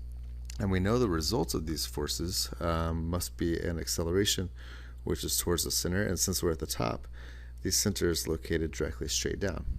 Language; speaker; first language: English; native; English